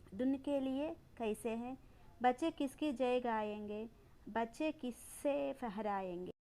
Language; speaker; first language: Hindi; non-native, local second language; Telugu